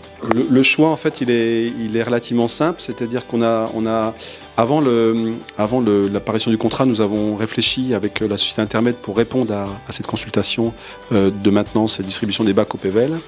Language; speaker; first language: French; native; French